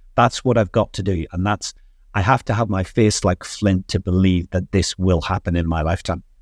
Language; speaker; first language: English; native; English